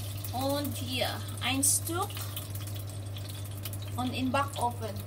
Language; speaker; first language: German; non-native, learner; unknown